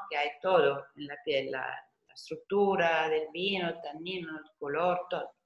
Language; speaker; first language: Spanish; non-native, fluent; Italian